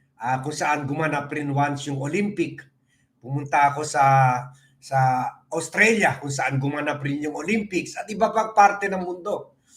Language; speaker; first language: Filipino; native; Filipino